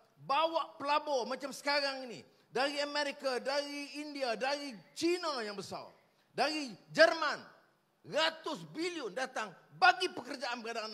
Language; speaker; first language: Malay; native; Malay